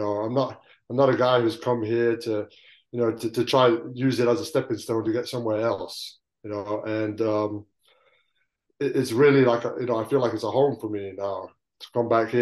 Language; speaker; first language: English; native; English